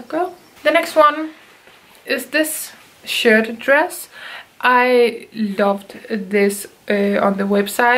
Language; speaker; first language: English; non-native, fluent; Danish